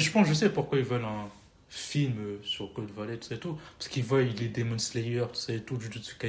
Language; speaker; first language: French; native; French